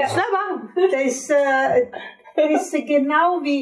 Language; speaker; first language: German; non-native, fluent; Italian